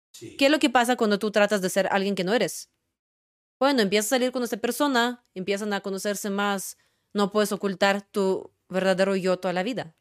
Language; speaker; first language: Spanish; non-native, fluent; Russian